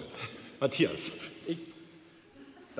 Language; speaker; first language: German; native; German